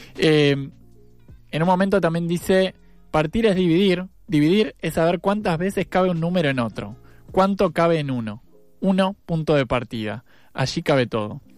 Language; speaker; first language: Spanish; native; Spanish